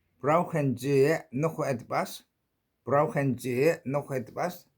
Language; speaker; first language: German; non-native, learner; Korean